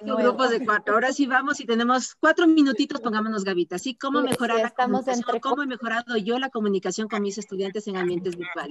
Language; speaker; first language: Spanish; native; Spanish